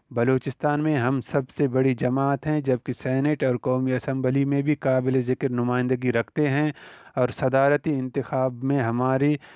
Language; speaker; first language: Urdu; non-native, local second language; Baluchi